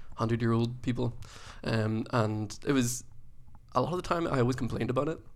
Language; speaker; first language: English; native; English